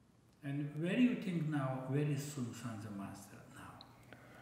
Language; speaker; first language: English; non-native, learner; Korean